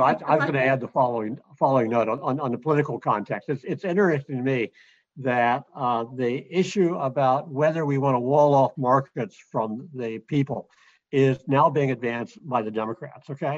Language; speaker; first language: English; native; English